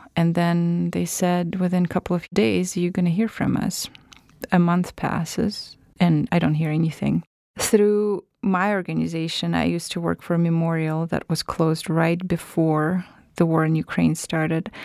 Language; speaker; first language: English; non-native, fluent; Russian